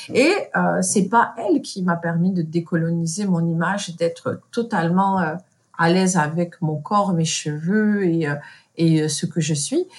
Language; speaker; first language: French; native; French